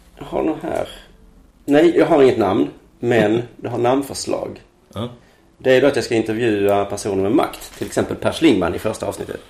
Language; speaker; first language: Swedish; native; Swedish